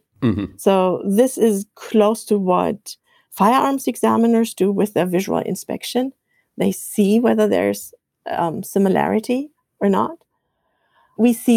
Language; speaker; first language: English; non-native, fluent; German